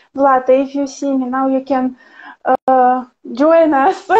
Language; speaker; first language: English; non-native, fluent; Ukrainian